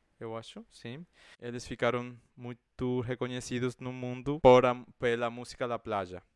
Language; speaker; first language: Portuguese; non-native, fluent; Spanish